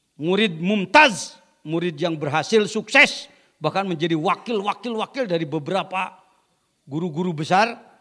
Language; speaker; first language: Indonesian; non-native, local second language; Sundanese